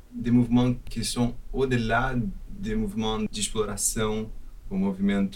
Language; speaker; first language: French; non-native, fluent; Portuguese